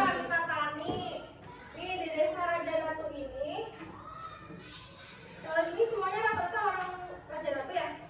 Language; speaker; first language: Indonesian; native; Indonesian